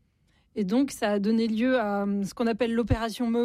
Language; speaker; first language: French; native; French